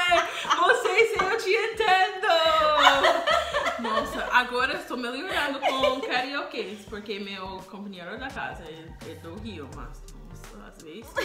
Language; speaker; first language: Portuguese; non-native, fluent; English